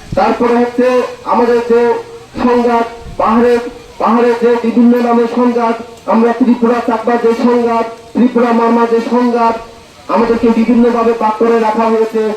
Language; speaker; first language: Bangla; non-native, local second language; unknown